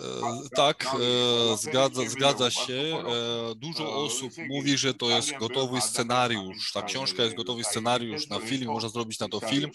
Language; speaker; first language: Polish; non-native, fluent; Georgian